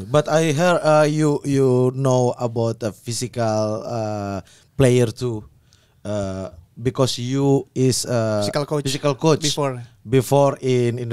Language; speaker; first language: English; non-native, learner; Indonesian